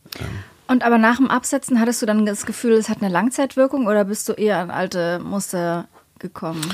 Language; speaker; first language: German; native; German